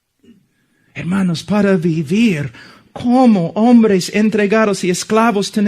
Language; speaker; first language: Spanish; non-native, fluent; English